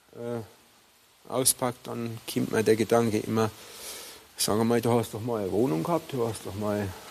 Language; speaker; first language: German; non-native, fluent; Slovenian